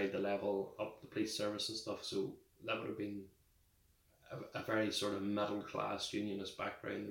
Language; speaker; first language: English; native; English